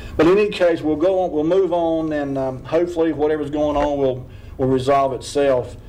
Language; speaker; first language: English; native; English